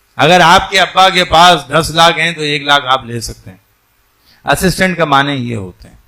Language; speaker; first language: Urdu; non-native, local second language; Sindhi